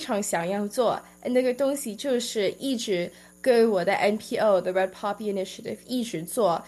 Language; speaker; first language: Chinese; early bilingual, heritage; Chinese